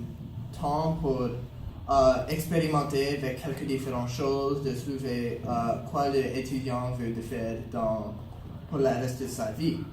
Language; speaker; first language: French; non-native, local second language; English